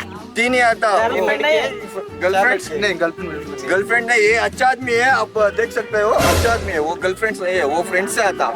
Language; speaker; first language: Hindi; non-native, local second language; Kannada